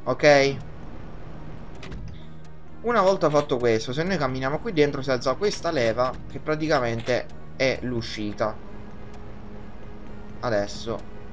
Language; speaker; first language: Italian; native; Italian